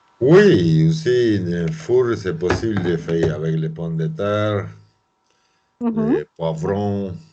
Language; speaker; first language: French; non-native, learner; Spanish